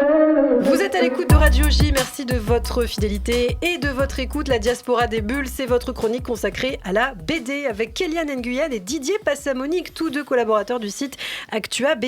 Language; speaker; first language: French; native; French